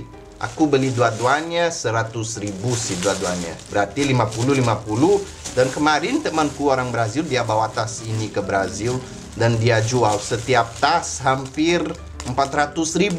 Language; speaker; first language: Indonesian; non-native, fluent; Portuguese